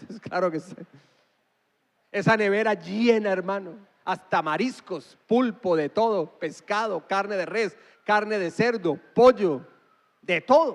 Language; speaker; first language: Spanish; native; Spanish